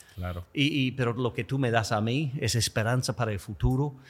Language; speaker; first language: Spanish; non-native, fluent; English